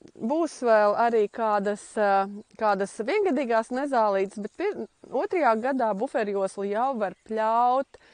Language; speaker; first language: Latvian; native; Latvian